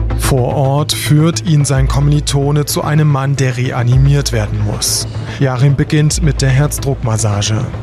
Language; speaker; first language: German; native; German